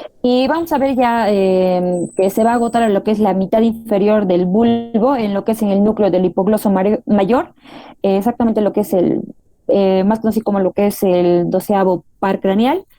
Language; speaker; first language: Spanish; native; Spanish